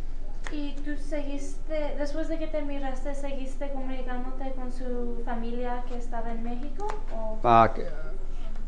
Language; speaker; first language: Spanish; early bilingual, heritage; Spanish